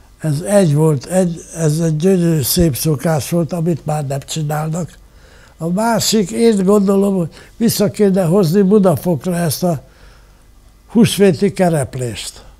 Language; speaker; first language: Hungarian; non-native, local second language; German